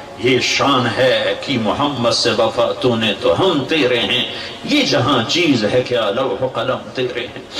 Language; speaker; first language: Urdu; non-native, local second language; Punjabi